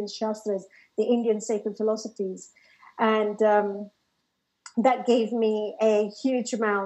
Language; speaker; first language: English; native; English